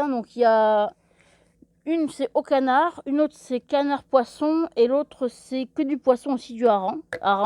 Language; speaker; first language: French; native; French